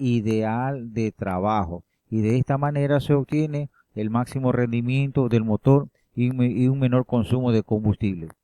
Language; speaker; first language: Spanish; native; Spanish